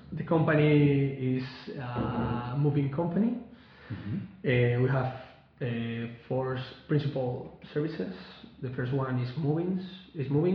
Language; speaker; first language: English; non-native, learner; Spanish